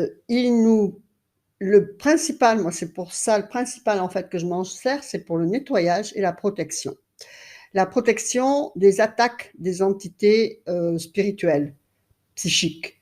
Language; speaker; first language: French; native; French